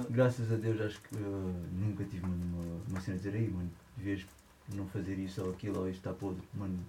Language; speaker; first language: Portuguese; early bilingual, heritage; French